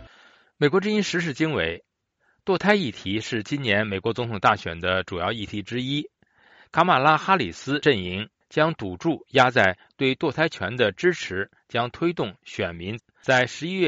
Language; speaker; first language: Chinese; native; Chinese